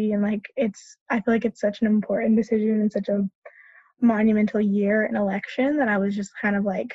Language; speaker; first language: English; native; English